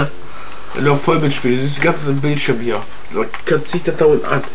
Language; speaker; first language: German; native; German